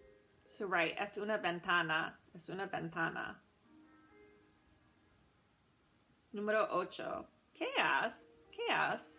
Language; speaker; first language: Spanish; non-native, fluent; English